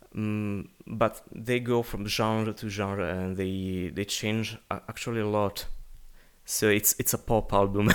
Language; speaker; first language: English; non-native, learner; Italian